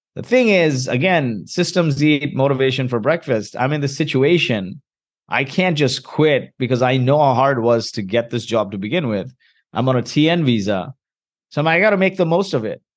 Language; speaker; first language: English; early bilingual, heritage; Arabic